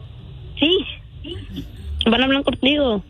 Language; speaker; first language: Spanish; early bilingual, heritage; Spanish